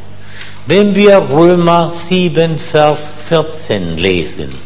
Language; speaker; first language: German; non-native, fluent; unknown